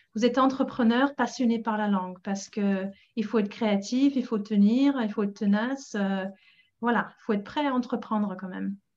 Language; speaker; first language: French; non-native, fluent; English